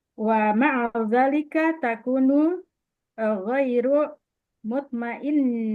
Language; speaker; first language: Arabic; non-native, learner; Indonesian